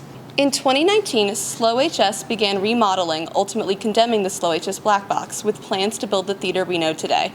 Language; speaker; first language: English; native; English